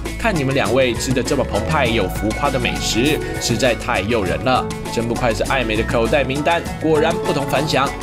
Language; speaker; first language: Chinese; native; Chinese